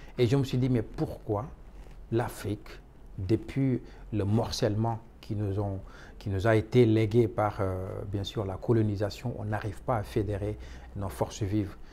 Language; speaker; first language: French; non-native, local second language; Wolof